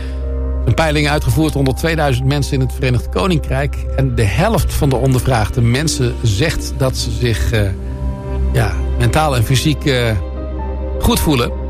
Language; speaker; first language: Dutch; native; Dutch